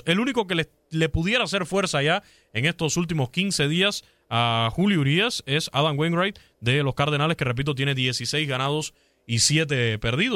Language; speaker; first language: Spanish; native; Spanish